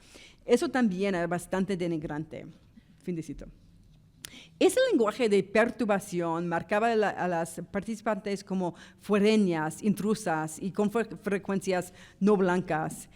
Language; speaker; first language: Spanish; non-native, fluent; English